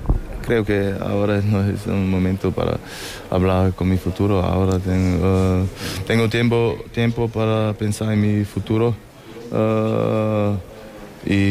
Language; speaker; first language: Spanish; non-native, fluent; German